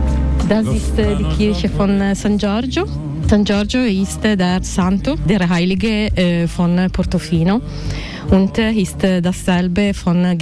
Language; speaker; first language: German; non-native, learner; Italian